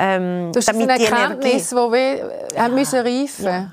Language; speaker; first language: German; native; German